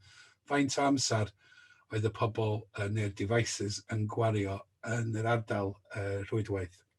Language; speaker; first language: Welsh; native; Welsh